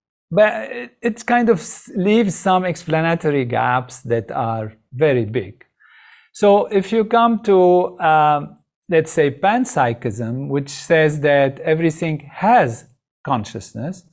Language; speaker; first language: English; non-native, fluent; Arabic